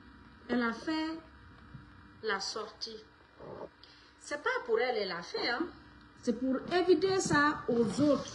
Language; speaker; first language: French; non-native, local second language; Fula